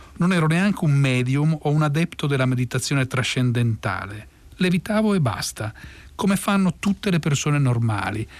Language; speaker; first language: Italian; native; Italian